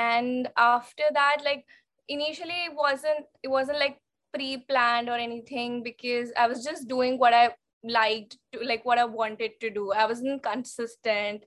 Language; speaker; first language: English; non-native, local second language; Hindi